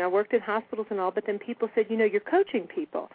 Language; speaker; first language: English; native; English